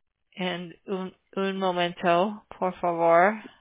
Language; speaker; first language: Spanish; non-native, learner; English